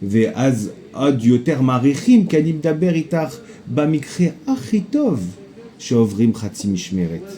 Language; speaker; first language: Hebrew; non-native, fluent; French